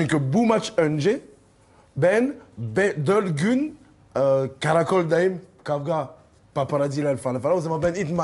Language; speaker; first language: Turkish; non-native, learner; French